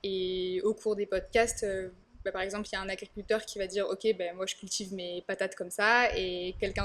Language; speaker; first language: French; native; French